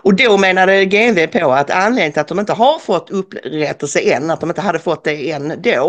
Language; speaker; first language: Swedish; native; Swedish